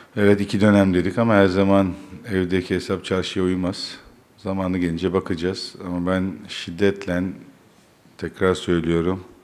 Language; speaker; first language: Turkish; native; Turkish